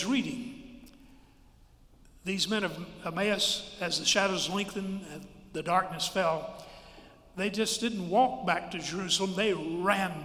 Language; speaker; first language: English; native; English